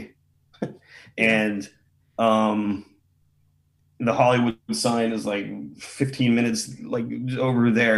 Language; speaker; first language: English; native; English